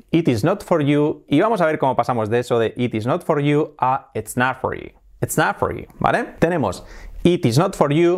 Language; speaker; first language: English; non-native, fluent; Spanish